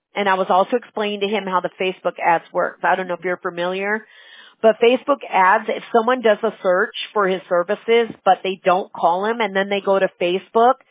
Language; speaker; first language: English; early bilingual, other home language; Spanish